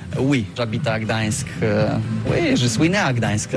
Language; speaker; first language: French; non-native, learner; Polish